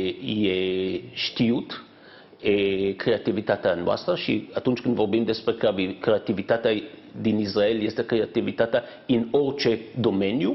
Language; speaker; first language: Romanian; non-native, fluent; Hebrew